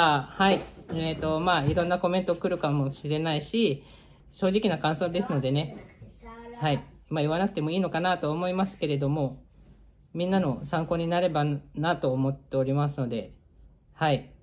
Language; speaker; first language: Japanese; native; Japanese